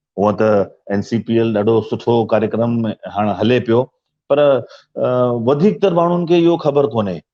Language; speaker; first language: Sindhi; early bilingual, heritage; Sindhi